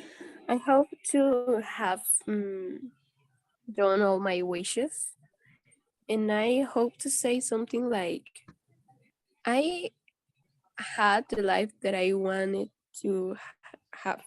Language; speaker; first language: English; non-native, learner; Spanish